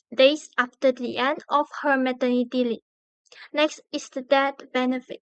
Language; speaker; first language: English; non-native, learner; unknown